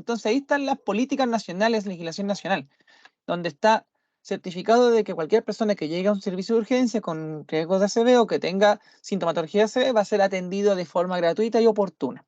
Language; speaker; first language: Spanish; native; Spanish